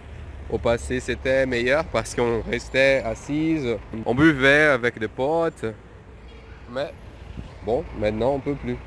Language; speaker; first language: French; non-native, fluent; Portuguese